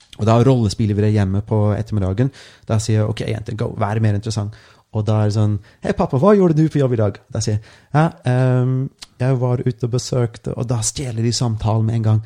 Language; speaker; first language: Norwegian; non-native, fluent; English